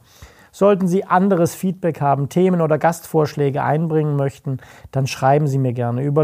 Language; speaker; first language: German; native; German